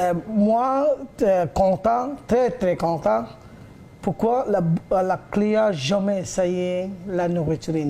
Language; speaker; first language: French; non-native, learner; Bangla